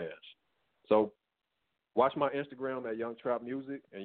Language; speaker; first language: English; native; English